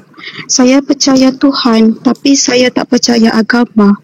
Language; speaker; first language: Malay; non-native, local second language; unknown